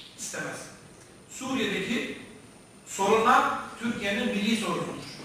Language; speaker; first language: Turkish; native; Turkish